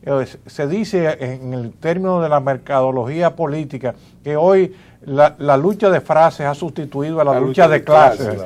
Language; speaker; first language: Spanish; native; Spanish